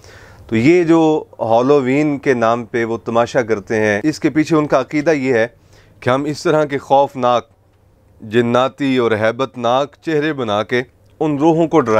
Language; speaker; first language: Urdu; native; Urdu